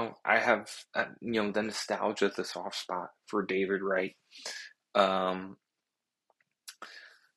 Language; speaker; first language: English; native; English